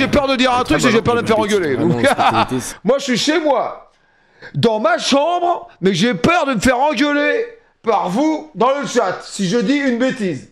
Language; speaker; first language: French; native; French